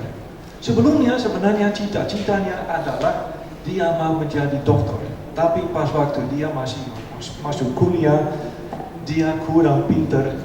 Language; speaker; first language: Indonesian; non-native, fluent; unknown